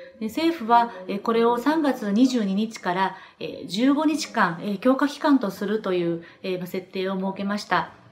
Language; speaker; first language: Japanese; native; Japanese